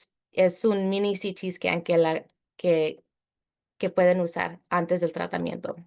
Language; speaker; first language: Spanish; early bilingual, heritage; Spanish